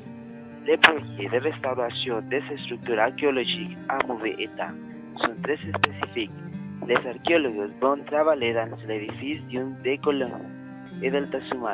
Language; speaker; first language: French; non-native, learner; Spanish